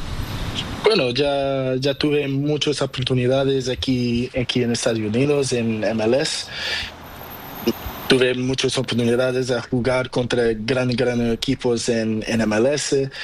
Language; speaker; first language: Spanish; non-native, learner; Portuguese